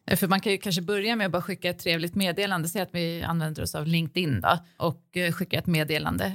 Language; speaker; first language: Swedish; native; Swedish